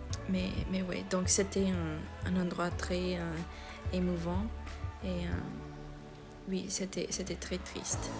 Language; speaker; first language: French; non-native, learner; English